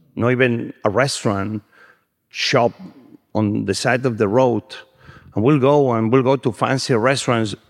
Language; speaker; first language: English; non-native, fluent; Spanish